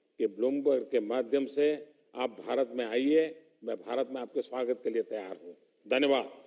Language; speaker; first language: Hindi; non-native, local second language; Gujarati